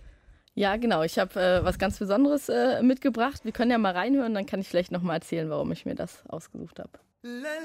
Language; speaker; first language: German; native; German